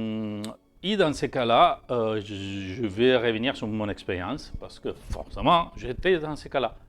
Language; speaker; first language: French; native; French